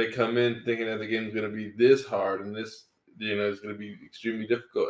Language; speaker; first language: English; native; English